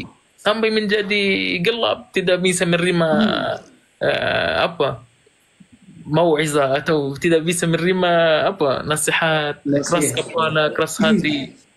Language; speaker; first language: Indonesian; non-native, fluent; Arabic